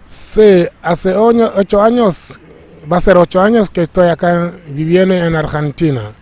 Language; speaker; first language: Spanish; non-native, fluent; Wolof